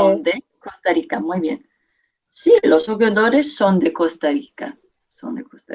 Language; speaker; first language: Spanish; non-native, fluent; English